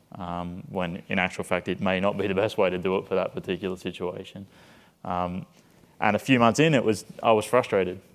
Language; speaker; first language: English; native; English